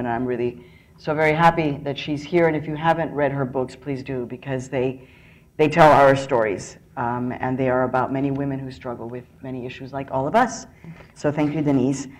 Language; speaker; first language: English; early bilingual, other home language; Spanish